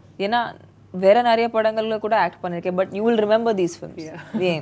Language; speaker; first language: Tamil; non-native, fluent; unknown